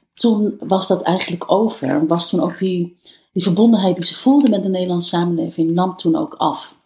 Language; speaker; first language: Dutch; early bilingual, other home language; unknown